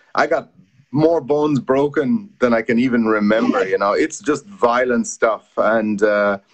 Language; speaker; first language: English; native; English